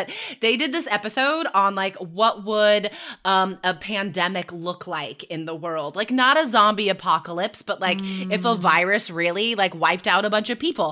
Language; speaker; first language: English; native; English